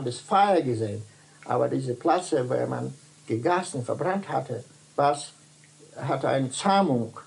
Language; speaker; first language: German; non-native, learner; Dutch